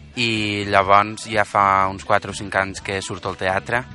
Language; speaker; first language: Catalan; native; Catalan